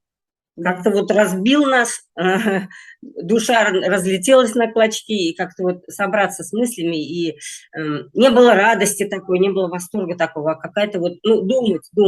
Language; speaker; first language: Russian; native; Russian